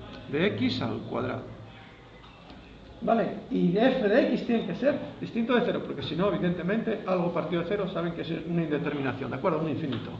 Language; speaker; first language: Spanish; native; Spanish